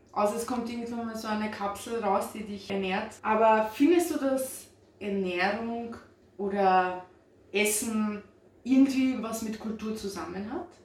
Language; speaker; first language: German; early bilingual, other home language; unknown